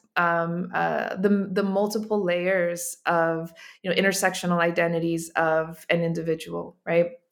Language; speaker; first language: English; native; English